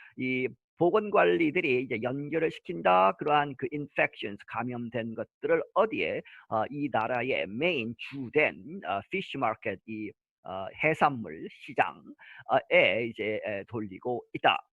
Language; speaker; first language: Korean; native; Korean